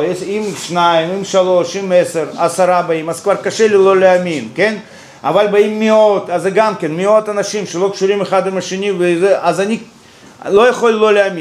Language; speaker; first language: Hebrew; non-native, fluent; Russian